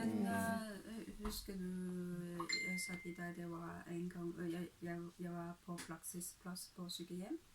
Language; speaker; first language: Norwegian; non-native, learner; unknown